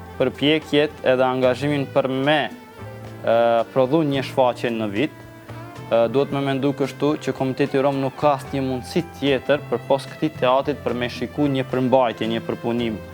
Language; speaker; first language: Albanian; non-native, local second language; Romany